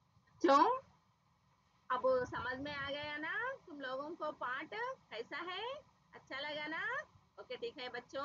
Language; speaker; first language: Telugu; native; Telugu